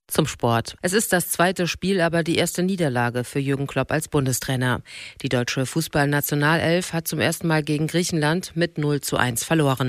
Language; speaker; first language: German; native; German